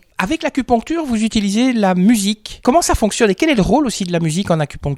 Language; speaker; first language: French; native; French